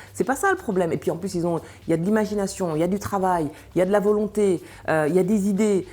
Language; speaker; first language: French; early bilingual, other home language; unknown